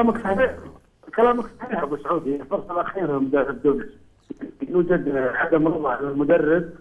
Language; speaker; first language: Arabic; native; Arabic